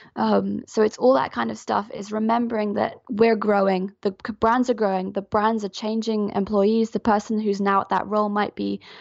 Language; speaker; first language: English; non-native, fluent; French